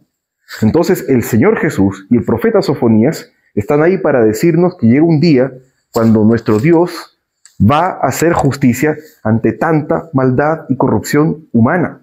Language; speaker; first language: Spanish; native; Spanish